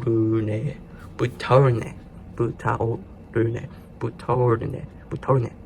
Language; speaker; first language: Korean; non-native, learner; English